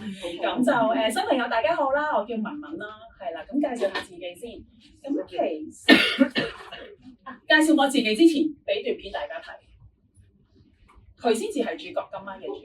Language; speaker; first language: Cantonese; native; Cantonese